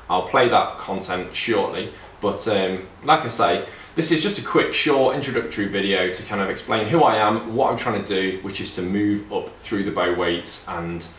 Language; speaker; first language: English; native; English